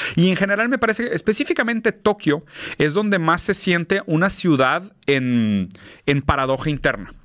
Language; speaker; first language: Spanish; native; Spanish